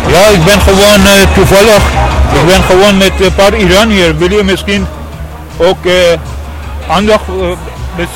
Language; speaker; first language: Dutch; non-native, learner; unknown